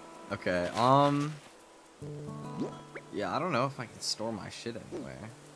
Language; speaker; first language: English; native; English